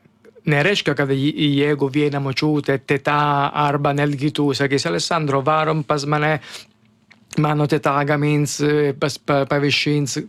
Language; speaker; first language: Lithuanian; non-native, learner; Italian